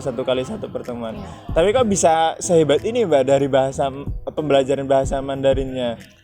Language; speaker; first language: Indonesian; native; Indonesian